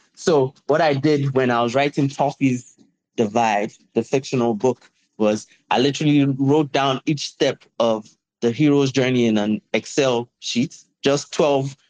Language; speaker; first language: English; non-native, local second language; Yoruba